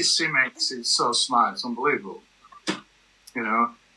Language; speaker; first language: English; native; English